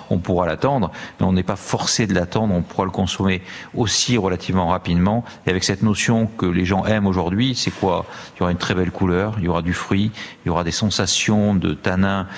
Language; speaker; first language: French; native; French